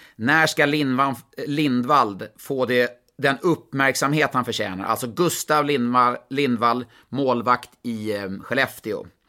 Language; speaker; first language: Swedish; native; Swedish